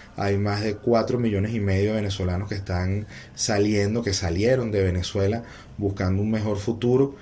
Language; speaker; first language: Spanish; native; Spanish